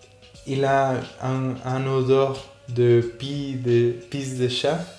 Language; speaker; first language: French; non-native, fluent; Spanish